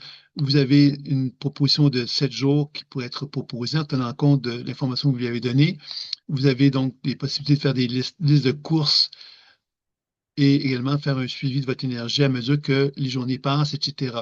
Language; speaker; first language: French; native; French